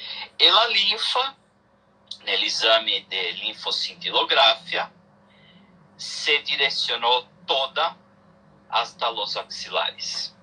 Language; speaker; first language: Spanish; non-native, learner; Portuguese